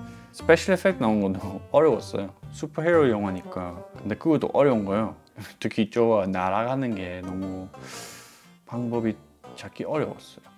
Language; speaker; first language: Korean; non-native, fluent; English